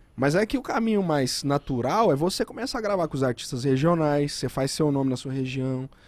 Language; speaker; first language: Portuguese; native; Portuguese